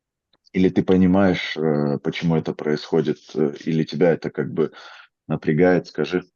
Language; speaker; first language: Russian; native; Russian